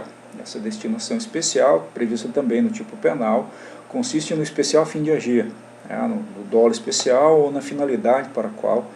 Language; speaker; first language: Portuguese; native; Portuguese